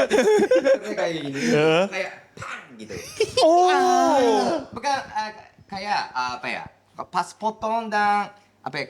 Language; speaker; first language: Indonesian; non-native, learner; Japanese